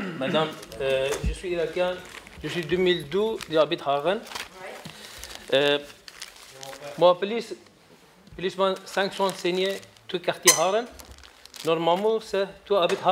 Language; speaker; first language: French; non-native, learner; Arabic